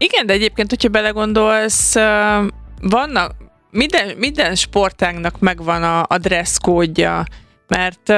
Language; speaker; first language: Hungarian; native; Hungarian